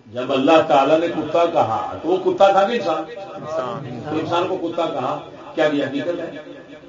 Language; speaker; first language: Urdu; non-native, local second language; Punjabi